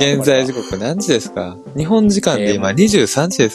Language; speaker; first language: Japanese; native; Japanese